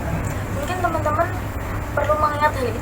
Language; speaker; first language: Indonesian; native; Indonesian